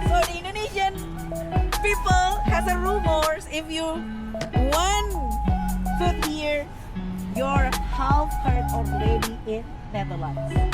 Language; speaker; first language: English; non-native, learner; Indonesian